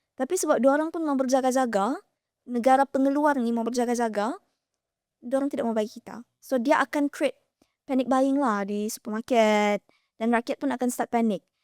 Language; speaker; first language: Malay; native; Malay